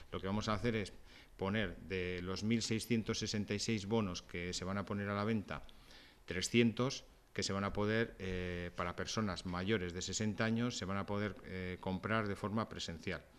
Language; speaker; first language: Spanish; native; Spanish